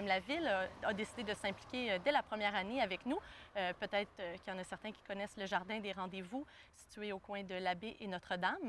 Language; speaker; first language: French; native; French